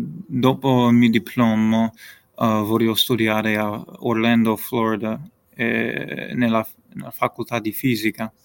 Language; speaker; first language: Italian; non-native, learner; English